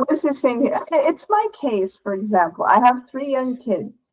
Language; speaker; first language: English; non-native, fluent; Portuguese